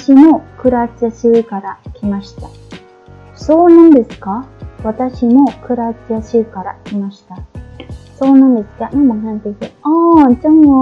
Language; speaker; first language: Japanese; non-native, fluent; Khmer